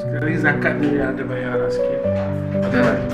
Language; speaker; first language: Malay; native; Malay